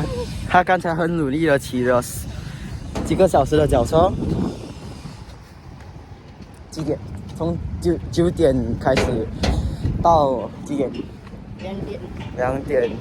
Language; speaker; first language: Chinese; non-native, local second language; English